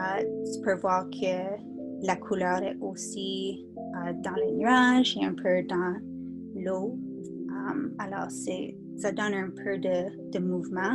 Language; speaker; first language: French; non-native, fluent; English